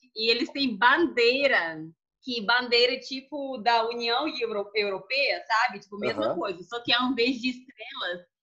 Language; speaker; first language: Portuguese; non-native, fluent; Russian